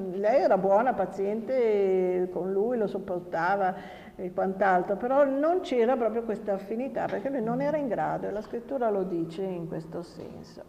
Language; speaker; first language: Italian; native; Italian